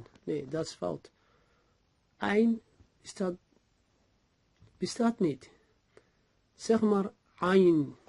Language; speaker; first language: Dutch; non-native, learner; Somali